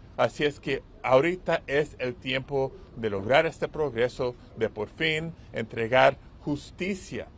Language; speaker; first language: Spanish; early bilingual, heritage; Spanish